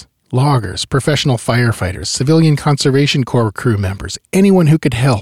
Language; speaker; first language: English; native; English